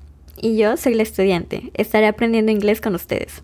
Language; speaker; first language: Spanish; native; Spanish